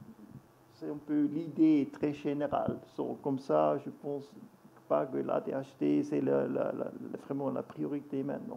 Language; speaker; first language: French; non-native, local second language; German